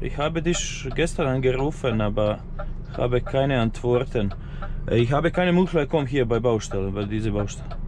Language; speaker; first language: German; non-native, learner; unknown